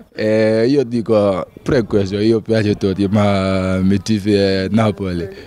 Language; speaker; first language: Italian; non-native, learner; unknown